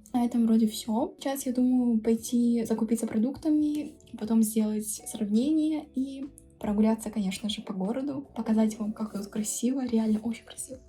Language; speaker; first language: Russian; early bilingual, heritage; Russian